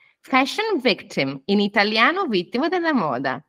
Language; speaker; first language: Italian; native; Italian